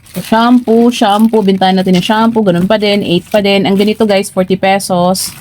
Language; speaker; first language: Filipino; non-native, local second language; Cebuano